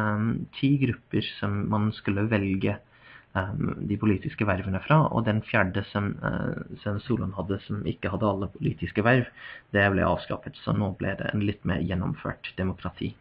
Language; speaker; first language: Norwegian; non-native, fluent; English